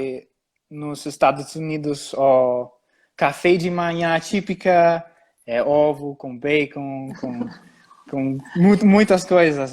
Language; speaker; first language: Portuguese; non-native, fluent; English